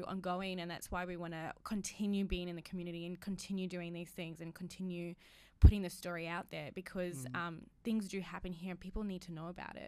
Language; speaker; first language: English; native; English